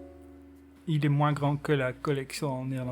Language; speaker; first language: French; non-native, local second language; Dutch